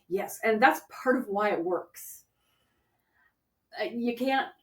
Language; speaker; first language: English; native; English